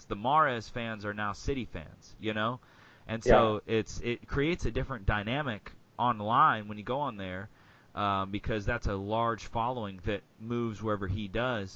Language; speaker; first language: English; native; English